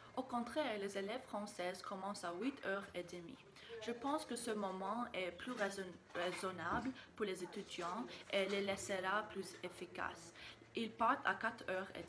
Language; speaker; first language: French; non-native, learner; English